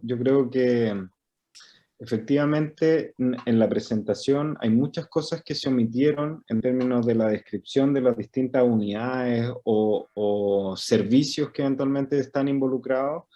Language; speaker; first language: Spanish; native; Spanish